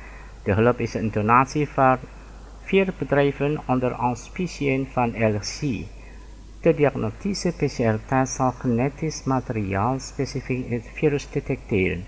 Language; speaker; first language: Dutch; non-native, fluent; Indonesian